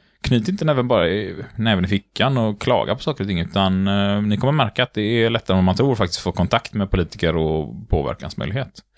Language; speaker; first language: Swedish; native; Swedish